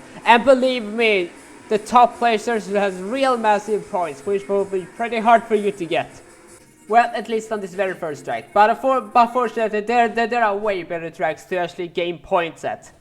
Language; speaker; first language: English; non-native, fluent; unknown